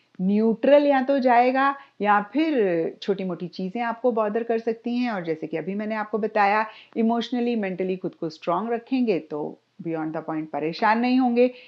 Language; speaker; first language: Hindi; native; Hindi